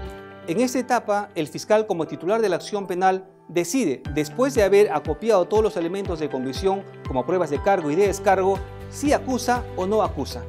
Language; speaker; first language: Spanish; native; Spanish